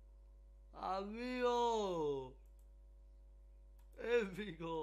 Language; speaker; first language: Spanish; native; Spanish